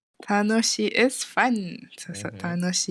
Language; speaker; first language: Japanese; non-native, fluent; Malay